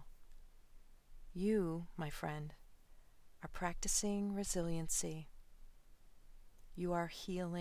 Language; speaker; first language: English; native; English